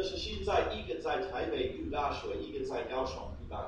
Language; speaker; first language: Chinese; non-native, fluent; English